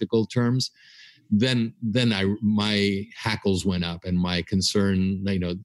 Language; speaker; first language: English; native; English